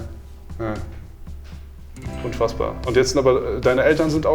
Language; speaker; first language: German; native; German